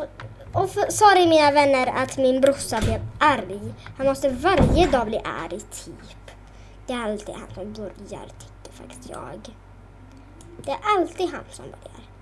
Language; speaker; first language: Swedish; native; Swedish